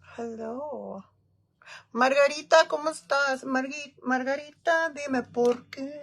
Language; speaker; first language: Spanish; early bilingual, heritage; Spanish